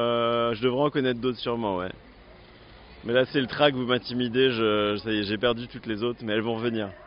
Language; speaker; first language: French; native; French